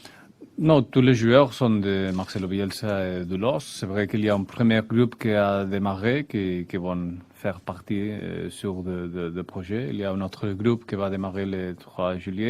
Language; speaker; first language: French; non-native, fluent; Spanish